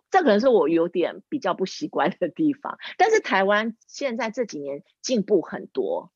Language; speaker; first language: Chinese; non-native, local second language; English